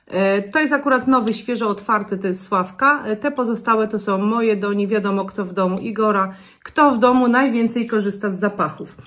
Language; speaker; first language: Polish; native; Polish